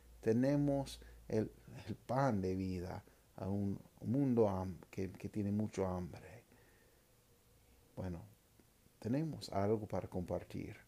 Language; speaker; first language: Spanish; non-native, fluent; English